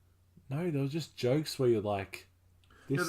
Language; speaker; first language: English; native; English